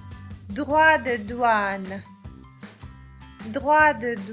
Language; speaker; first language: French; non-native, fluent; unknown